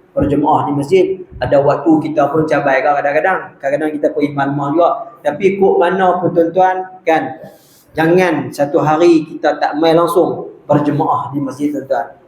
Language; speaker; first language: Malay; native; Malay